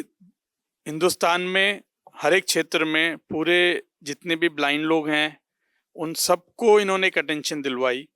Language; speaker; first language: Hindi; native; Hindi